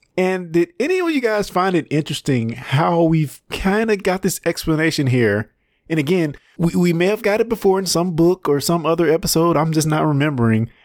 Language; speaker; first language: English; native; English